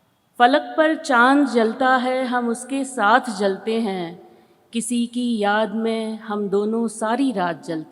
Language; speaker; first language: Hindi; native; Hindi